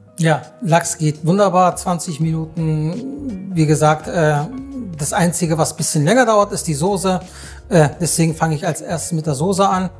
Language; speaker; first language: German; native; German